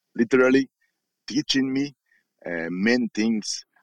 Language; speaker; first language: English; non-native, learner; Portuguese